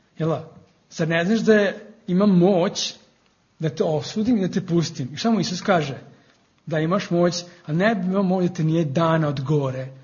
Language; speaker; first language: Serbian; non-native, fluent; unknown